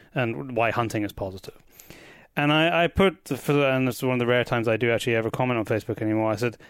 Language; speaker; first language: English; native; English